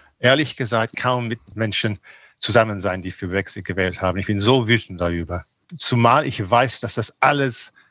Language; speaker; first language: German; non-native, fluent; English